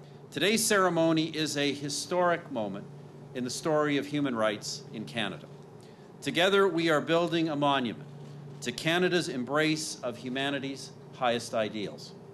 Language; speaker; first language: English; native; English